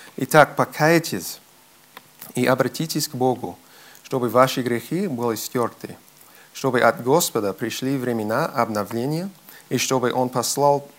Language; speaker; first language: Russian; non-native, fluent; English